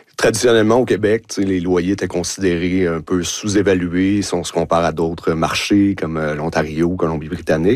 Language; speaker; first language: French; native; French